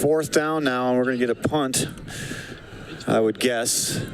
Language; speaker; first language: English; native; English